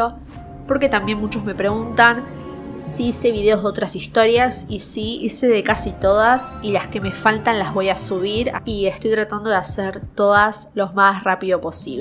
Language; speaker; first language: Spanish; native; Spanish